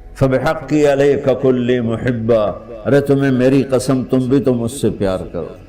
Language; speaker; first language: Urdu; non-native, local second language; Punjabi